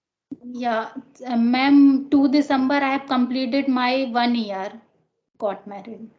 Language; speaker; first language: English; non-native, learner; Hindi